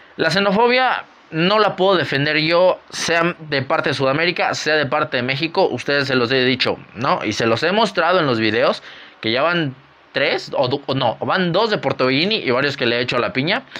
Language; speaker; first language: Spanish; native; Spanish